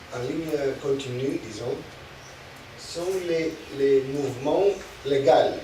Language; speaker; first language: French; non-native, fluent; Greek